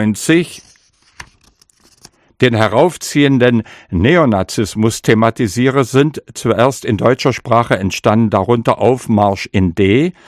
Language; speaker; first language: German; non-native, local second language; Upper Sorbian